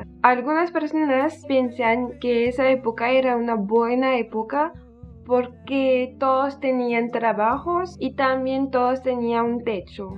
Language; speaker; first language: Spanish; non-native, learner; French